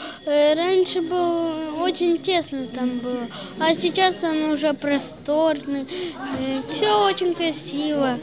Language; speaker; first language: Russian; non-native, local second language; Romanian